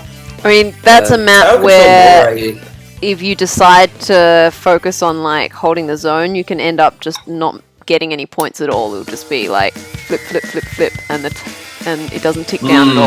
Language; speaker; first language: English; native; English